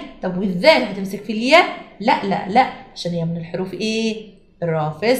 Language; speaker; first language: Arabic; native; Arabic